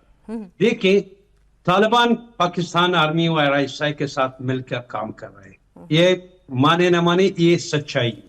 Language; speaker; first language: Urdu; non-native, fluent; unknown